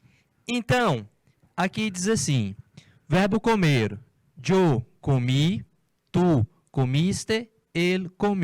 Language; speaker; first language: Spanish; non-native, fluent; Portuguese